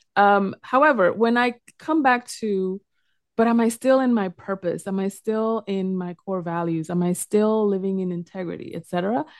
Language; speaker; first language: English; early bilingual, other home language; Spanish